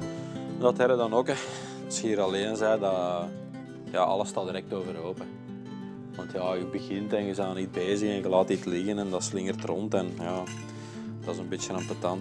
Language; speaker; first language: Dutch; native; Dutch